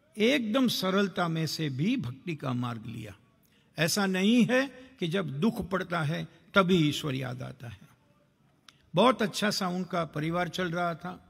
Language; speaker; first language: Hindi; non-native, local second language; Gujarati